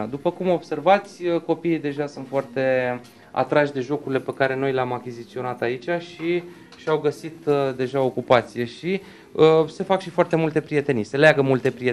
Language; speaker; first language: Romanian; native; Romanian